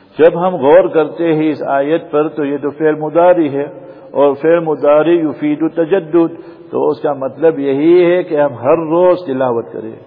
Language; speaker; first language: Urdu; non-native, fluent; Gujarati